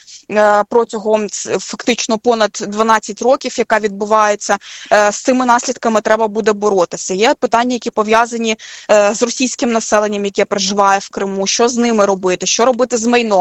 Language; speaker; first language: Ukrainian; native; Ukrainian